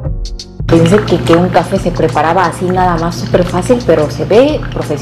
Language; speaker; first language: Spanish; non-native, fluent; Korean